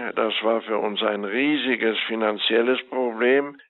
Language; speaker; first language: German; native; German